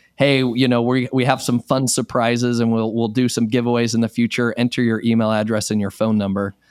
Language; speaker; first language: English; native; English